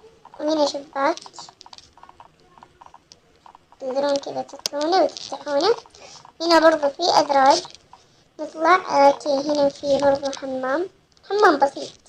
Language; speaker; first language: Arabic; native; Arabic